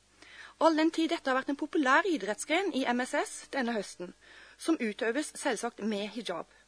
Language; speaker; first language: Norwegian; native; Norwegian